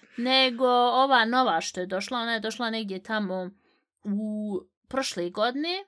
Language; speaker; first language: Bosnian; early bilingual, heritage; Bosnian